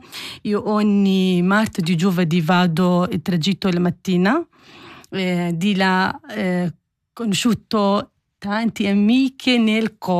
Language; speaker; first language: Italian; non-native, learner; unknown